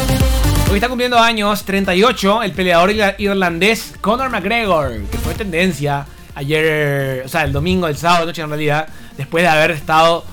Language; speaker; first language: Spanish; native; Spanish